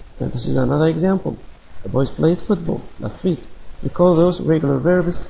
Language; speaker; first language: English; non-native, fluent; Arabic